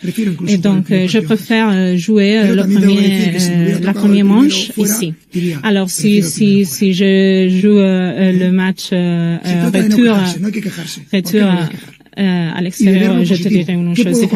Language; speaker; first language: French; non-native, fluent; Spanish